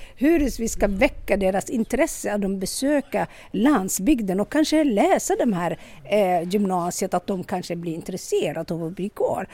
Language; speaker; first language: Swedish; non-native, local second language; Somali